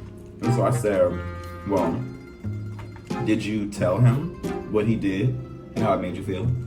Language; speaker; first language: English; native; English